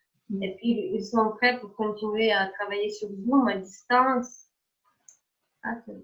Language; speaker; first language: French; non-native, fluent; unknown